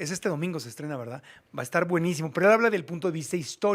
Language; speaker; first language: Spanish; native; Spanish